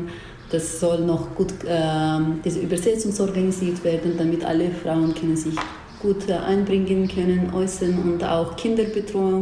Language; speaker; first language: German; non-native, learner; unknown